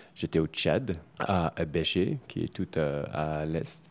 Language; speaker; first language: French; non-native, fluent; English